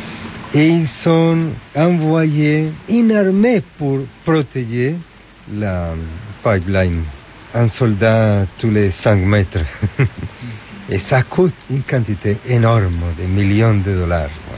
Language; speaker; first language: French; non-native, fluent; Spanish